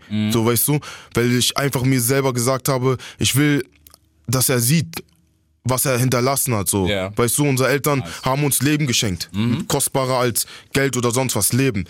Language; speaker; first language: German; native; German